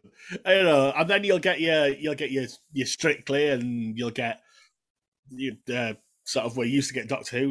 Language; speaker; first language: English; native; English